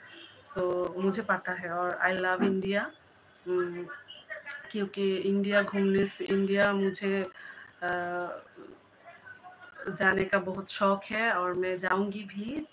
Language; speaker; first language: Hindi; non-native, learner; Bangla